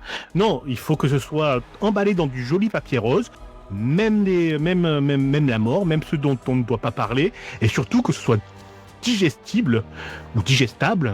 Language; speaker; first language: French; native; French